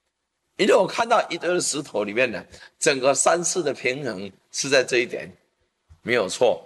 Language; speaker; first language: Chinese; native; Chinese